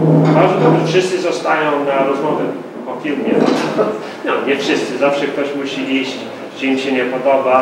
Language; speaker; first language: Polish; early bilingual, heritage; Polish